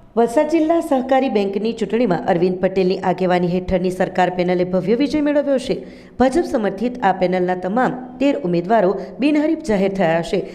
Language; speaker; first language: Gujarati; native; Gujarati